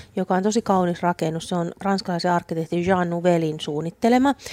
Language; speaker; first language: Finnish; native; Finnish